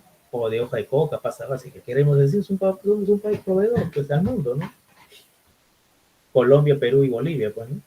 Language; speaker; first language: Spanish; native; Spanish